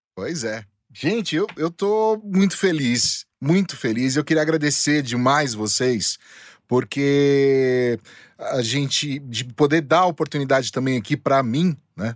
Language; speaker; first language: Portuguese; native; Portuguese